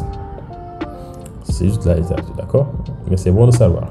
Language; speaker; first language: French; non-native, local second language; Wolof